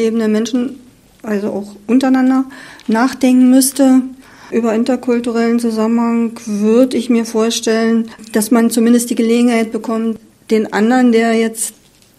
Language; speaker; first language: German; native; German